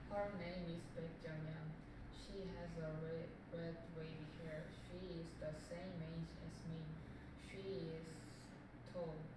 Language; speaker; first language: English; non-native, learner; Korean